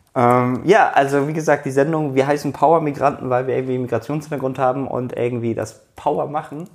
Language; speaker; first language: German; early bilingual, other home language; Turkish